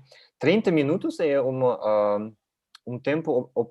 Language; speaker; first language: Portuguese; non-native, learner; Russian